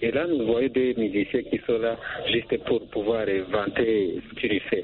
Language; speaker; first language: French; non-native, local second language; Rundi